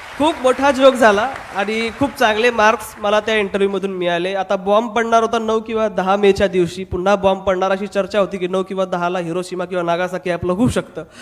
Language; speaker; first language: Marathi; non-native, local second language; Hindi